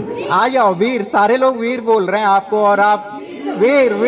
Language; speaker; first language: Hindi; native; Hindi